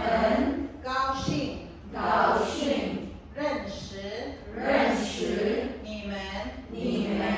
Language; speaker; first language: Chinese; non-native, fluent; Filipino